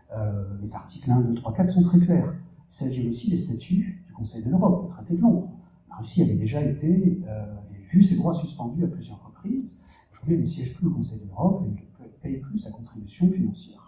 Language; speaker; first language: French; native; French